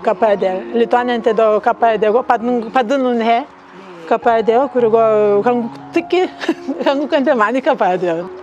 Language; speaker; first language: Korean; non-native, learner; Lithuanian